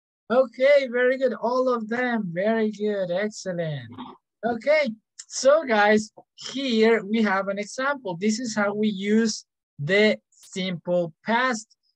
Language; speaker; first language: English; non-native, fluent; Spanish